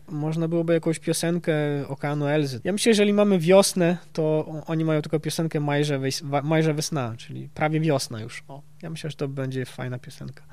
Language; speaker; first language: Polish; early bilingual, heritage; Polish